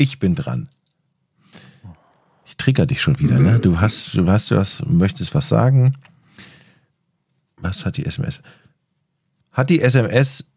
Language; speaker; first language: German; native; German